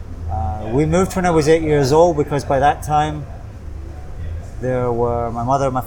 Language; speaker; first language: English; native; English